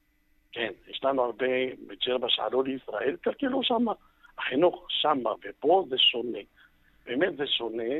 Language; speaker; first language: Hebrew; non-native, fluent; Arabic